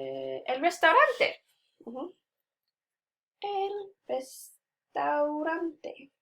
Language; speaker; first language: Spanish; non-native, fluent; English